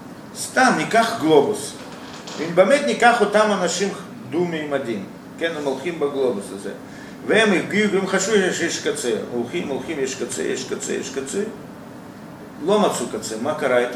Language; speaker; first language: Hebrew; non-native, fluent; Russian